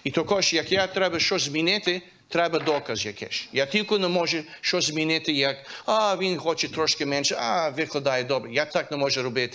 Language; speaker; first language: Ukrainian; early bilingual, heritage; Ukrainian